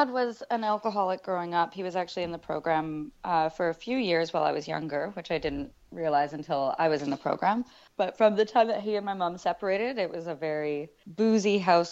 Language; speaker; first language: English; native; English